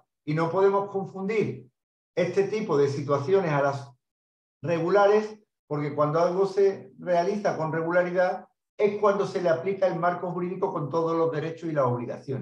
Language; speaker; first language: Spanish; native; Spanish